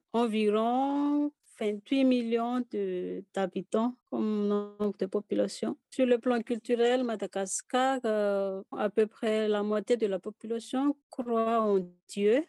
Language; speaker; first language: French; non-native, local second language; Malagasy